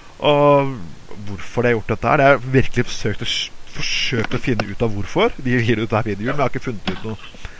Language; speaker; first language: Norwegian; native; Norwegian